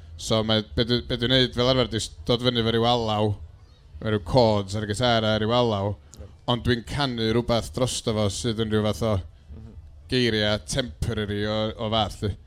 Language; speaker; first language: Welsh; native; Welsh